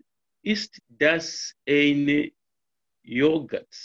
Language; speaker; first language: German; non-native, learner; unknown